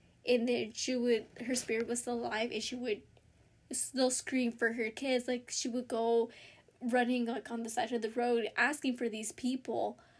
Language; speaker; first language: English; early bilingual, other home language; Spanish